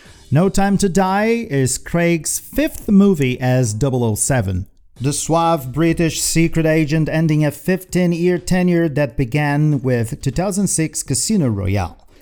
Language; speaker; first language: English; non-native, fluent; Portuguese